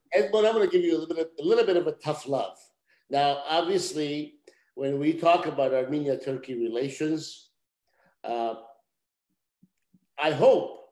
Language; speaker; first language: English; native; English